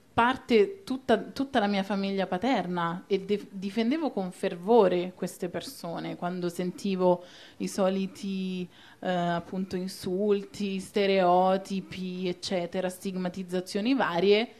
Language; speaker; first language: Italian; native; Italian